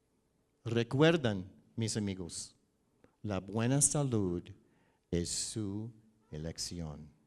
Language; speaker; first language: Spanish; non-native, learner; English